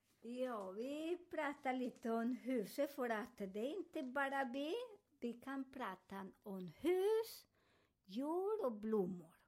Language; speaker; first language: Swedish; non-native, learner; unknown